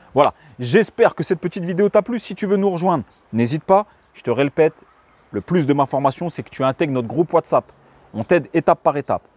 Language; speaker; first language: French; native; French